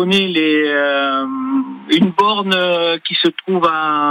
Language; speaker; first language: French; native; French